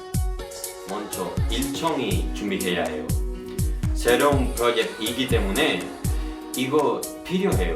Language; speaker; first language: Korean; non-native, learner; Spanish